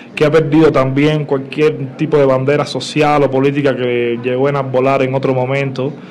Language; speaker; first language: Spanish; native; Spanish